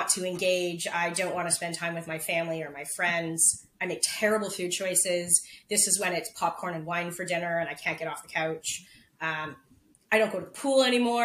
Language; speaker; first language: English; native; English